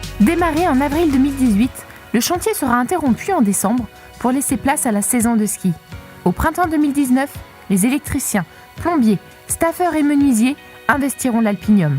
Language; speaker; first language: French; native; French